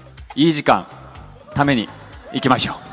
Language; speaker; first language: Japanese; non-native, learner; Korean